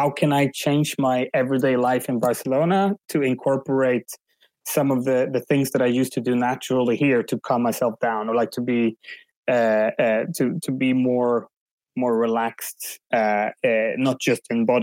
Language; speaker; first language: English; non-native, fluent; Swedish